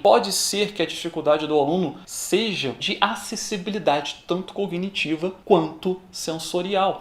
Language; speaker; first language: Portuguese; native; Portuguese